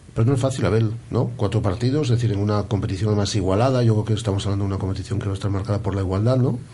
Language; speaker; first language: Spanish; native; Spanish